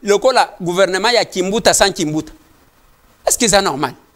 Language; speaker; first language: French; non-native, local second language; Lingala